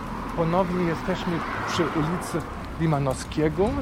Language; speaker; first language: Polish; non-native, fluent; German